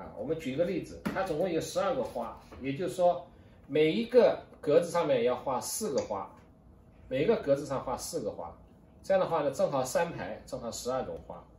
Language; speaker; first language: Chinese; native; Chinese